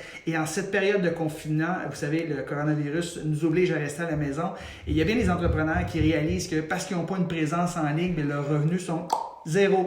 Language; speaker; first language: French; native; French